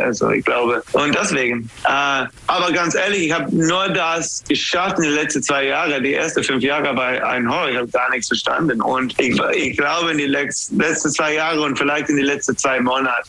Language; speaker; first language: German; non-native, learner; English